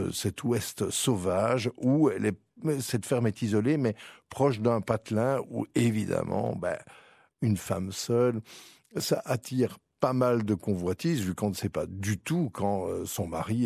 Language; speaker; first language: French; native; French